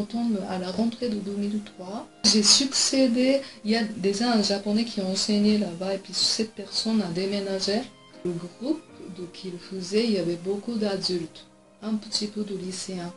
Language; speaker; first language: French; non-native, fluent; Japanese